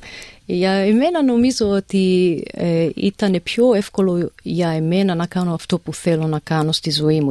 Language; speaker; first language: Greek; early bilingual, heritage; English